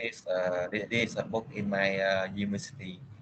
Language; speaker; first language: English; non-native, learner; Vietnamese